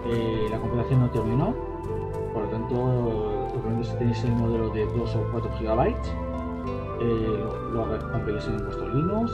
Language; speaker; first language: Spanish; native; Spanish